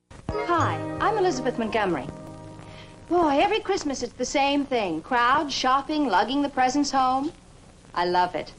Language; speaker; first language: English; native; English